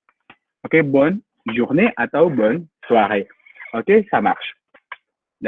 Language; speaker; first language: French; non-native, fluent; Indonesian